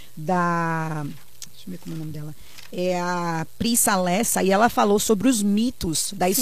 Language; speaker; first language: Portuguese; native; Portuguese